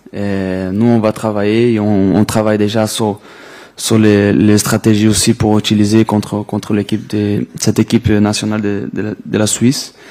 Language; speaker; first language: French; non-native, fluent; Portuguese